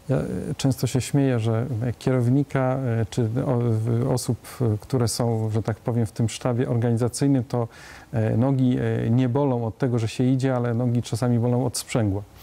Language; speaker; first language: Polish; native; Polish